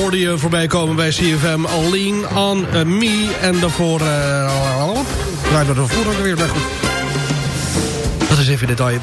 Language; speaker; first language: Dutch; native; Dutch